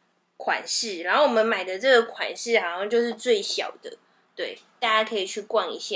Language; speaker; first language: Chinese; native; Chinese